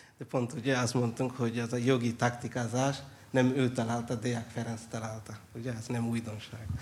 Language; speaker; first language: Hungarian; non-native, fluent; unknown